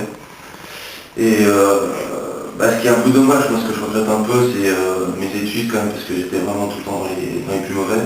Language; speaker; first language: French; early bilingual, other home language; English